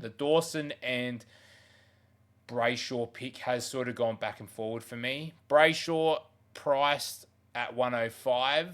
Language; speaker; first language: English; native; English